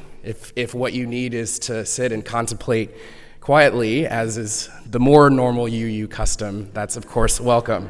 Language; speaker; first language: English; native; English